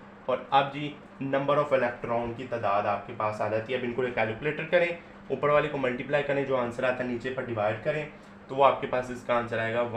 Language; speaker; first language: Hindi; non-native, local second language; Punjabi